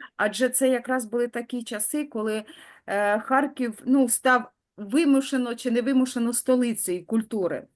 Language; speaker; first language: Ukrainian; native; Ukrainian